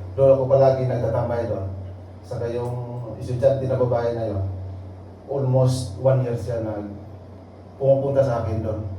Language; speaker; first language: Filipino; non-native, local second language; Cebuano